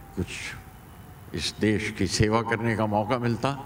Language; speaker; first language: Hindi; native; Hindi